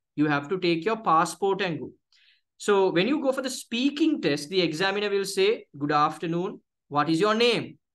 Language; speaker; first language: English; non-native, local second language; Sinhala